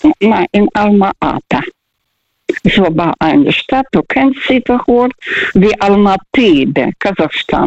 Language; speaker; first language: German; non-native, fluent; Russian